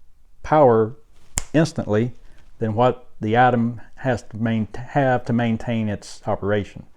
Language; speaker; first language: English; native; English